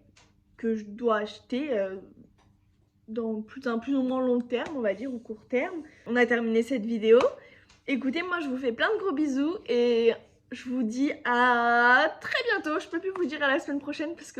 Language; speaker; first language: French; native; French